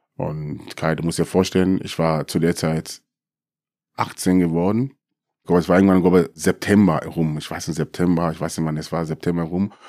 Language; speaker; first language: German; early bilingual, other home language; Akan